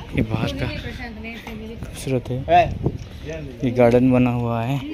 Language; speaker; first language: Hindi; non-native, local second language; Odia